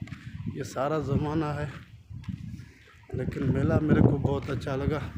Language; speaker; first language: Hindi; non-native, local second language; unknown